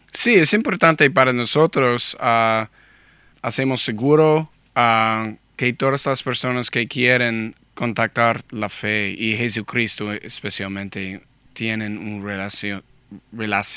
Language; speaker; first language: Spanish; non-native, learner; English